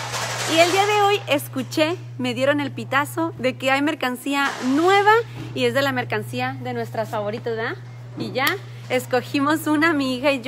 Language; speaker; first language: Spanish; native; Spanish